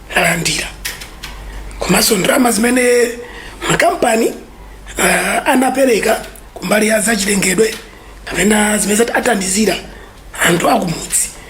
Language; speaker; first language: Nyanja; native; Nyanja